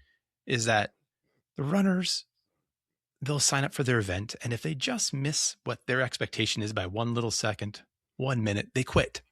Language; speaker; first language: English; native; English